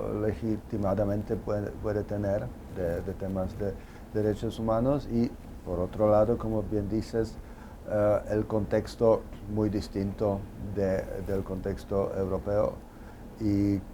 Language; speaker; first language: Spanish; non-native, fluent; Czech